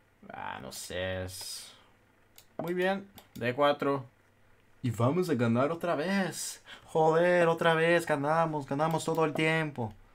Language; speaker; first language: Spanish; native; Spanish